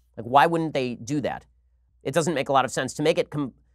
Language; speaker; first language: English; native; English